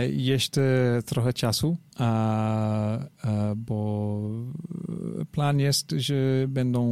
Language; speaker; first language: Polish; non-native, learner; English